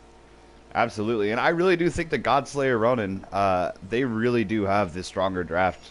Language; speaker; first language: English; native; English